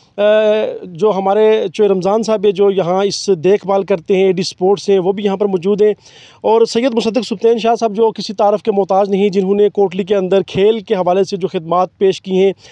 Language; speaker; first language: Urdu; non-native, local second language; Pahari-Potwari